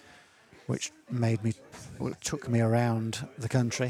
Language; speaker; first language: English; native; English